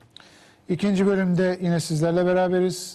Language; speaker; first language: Turkish; native; Turkish